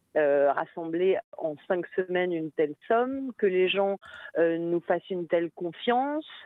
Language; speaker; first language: French; native; French